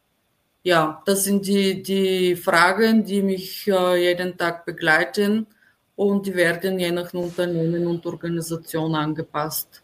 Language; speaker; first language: German; non-native, fluent; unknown